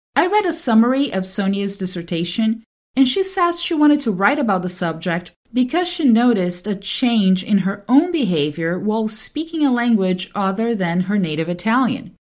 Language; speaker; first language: English; non-native, fluent; Portuguese